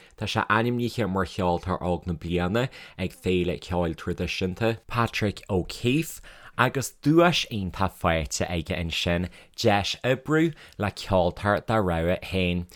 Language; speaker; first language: Irish; native; Irish